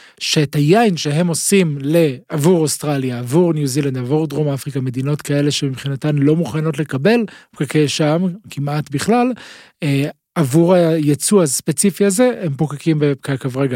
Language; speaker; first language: Hebrew; native; Hebrew